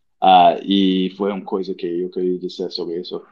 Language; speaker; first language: Portuguese; non-native, learner; English